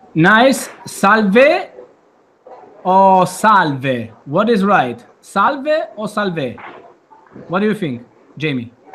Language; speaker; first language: English; non-native, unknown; Italian